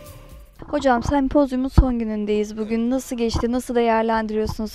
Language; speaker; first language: Turkish; native; Turkish